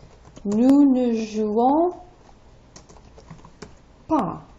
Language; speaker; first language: French; non-native, fluent; English